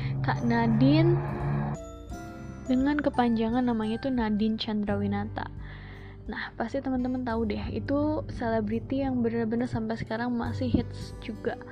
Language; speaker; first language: Indonesian; native; Indonesian